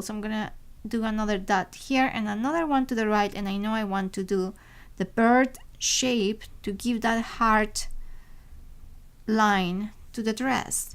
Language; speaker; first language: English; non-native, fluent; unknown